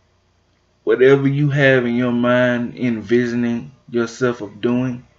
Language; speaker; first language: English; native; English